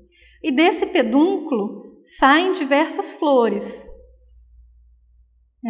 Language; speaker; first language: Portuguese; native; Portuguese